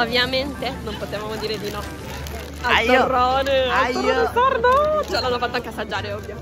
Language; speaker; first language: Italian; native; Italian